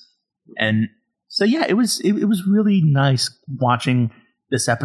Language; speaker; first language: English; native; English